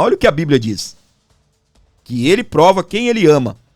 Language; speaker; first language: Portuguese; native; Portuguese